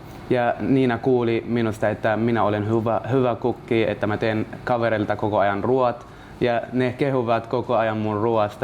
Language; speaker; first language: Finnish; non-native, learner; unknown